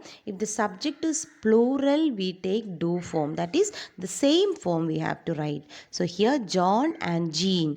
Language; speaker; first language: English; non-native, local second language; Malayalam